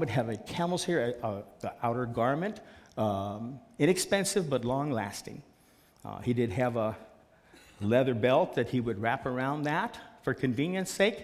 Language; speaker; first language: English; native; English